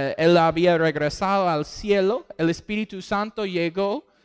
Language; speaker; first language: Spanish; non-native, fluent; English